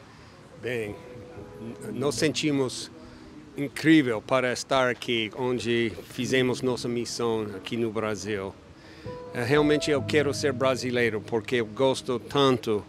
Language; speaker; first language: Portuguese; non-native, fluent; English